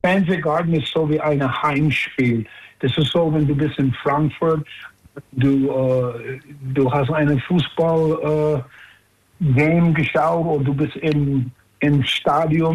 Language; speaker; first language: German; non-native, fluent; English